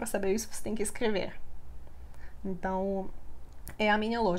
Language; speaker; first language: Portuguese; non-native, fluent; Russian